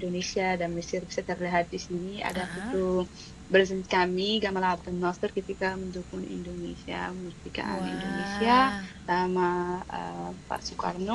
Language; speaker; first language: Indonesian; non-native, fluent; Arabic